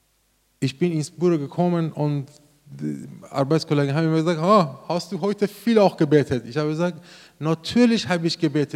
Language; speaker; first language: German; non-native, learner; Persian